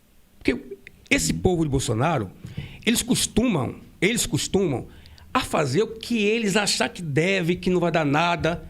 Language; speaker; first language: Portuguese; native; Portuguese